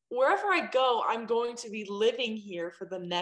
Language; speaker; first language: English; native; English